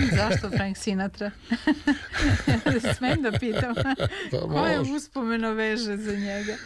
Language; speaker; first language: Serbian; native; Serbian